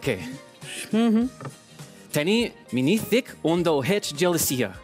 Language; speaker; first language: Albanian; non-native, learner; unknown